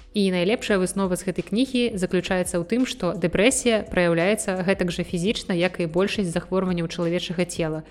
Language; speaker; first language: Belarusian; native; Belarusian